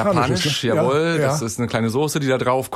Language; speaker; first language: German; native; German